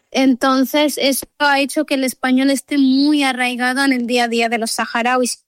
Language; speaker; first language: Spanish; non-native, local second language; Arabic